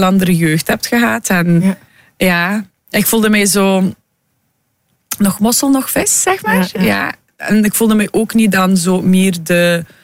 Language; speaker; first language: Dutch; non-native, fluent; Russian